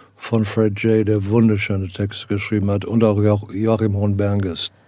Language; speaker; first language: German; non-native, fluent; Afrikaans